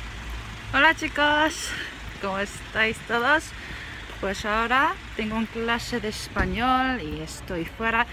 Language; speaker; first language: Spanish; non-native, fluent; Korean